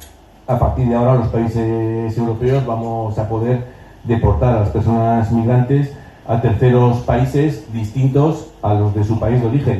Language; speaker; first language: Spanish; native; Spanish